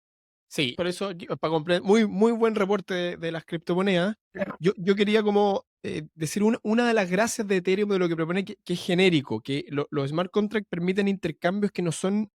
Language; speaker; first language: Spanish; native; Spanish